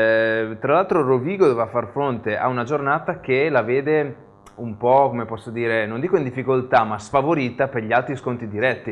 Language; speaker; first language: Italian; native; Italian